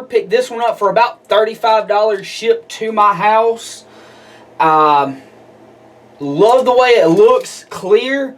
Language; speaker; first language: English; native; English